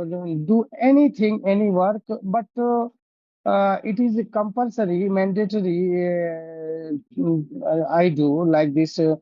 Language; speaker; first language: English; non-native, learner; Hindi